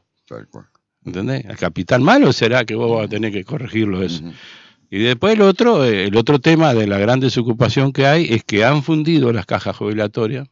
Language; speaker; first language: Spanish; native; Spanish